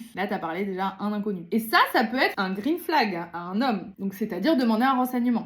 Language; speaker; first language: French; native; French